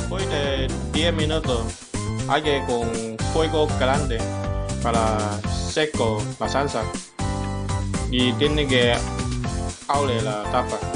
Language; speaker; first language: Spanish; non-native, learner; Chinese